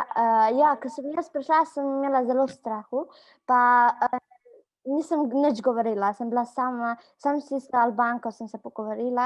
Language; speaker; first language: Slovenian; non-native, learner; Albanian